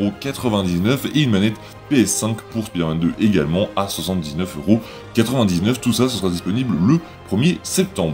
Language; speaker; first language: French; native; French